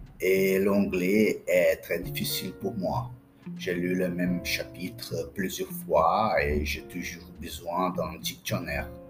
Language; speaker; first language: French; non-native, learner; Portuguese